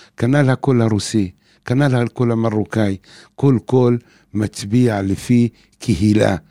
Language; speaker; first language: Hebrew; non-native, local second language; Arabic